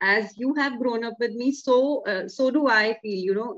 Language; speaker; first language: English; non-native, local second language; Hindi